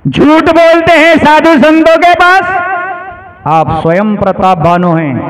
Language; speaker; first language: Hindi; non-native, local second language; Marathi